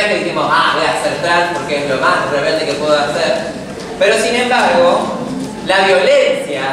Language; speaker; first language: Spanish; native; Spanish